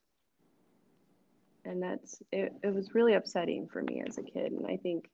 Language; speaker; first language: English; native; English